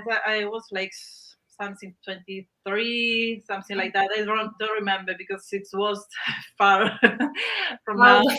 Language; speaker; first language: English; non-native, learner; Spanish